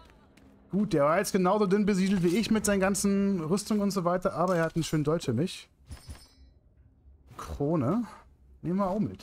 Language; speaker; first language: German; native; German